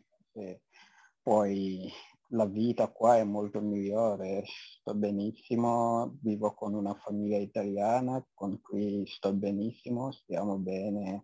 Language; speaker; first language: Italian; non-native, fluent; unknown